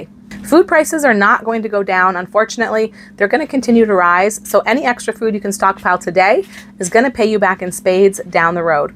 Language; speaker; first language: English; native; English